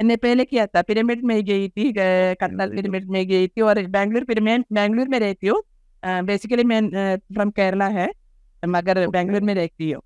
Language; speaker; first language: Hindi; non-native, local second language; Malayalam